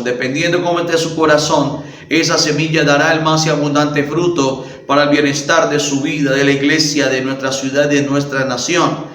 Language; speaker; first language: Spanish; native; Spanish